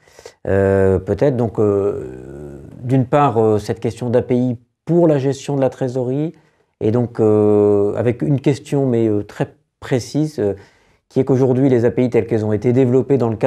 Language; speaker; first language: French; native; French